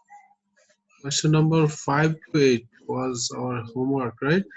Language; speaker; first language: English; non-native, local second language; Bangla